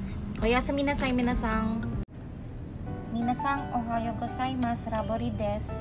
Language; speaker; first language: Japanese; non-native, learner; Filipino